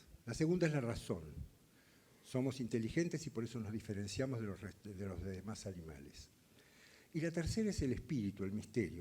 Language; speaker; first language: Spanish; native; Spanish